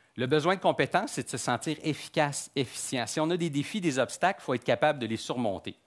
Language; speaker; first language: French; native; French